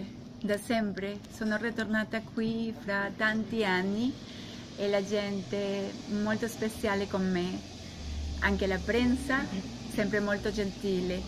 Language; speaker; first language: Italian; non-native, learner; Spanish